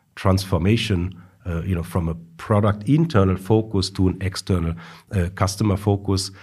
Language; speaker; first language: English; non-native, fluent; German